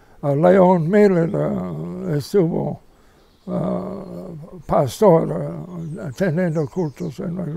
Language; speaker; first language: Spanish; non-native, fluent; English